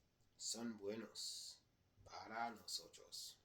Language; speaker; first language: Spanish; non-native, learner; English